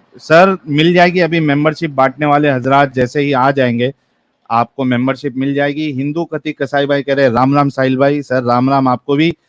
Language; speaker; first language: Hindi; native; Hindi